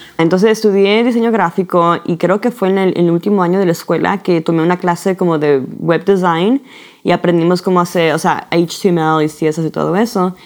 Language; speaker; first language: Spanish; early bilingual, heritage; Spanish